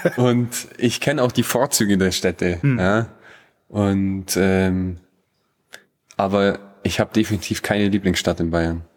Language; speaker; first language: German; native; German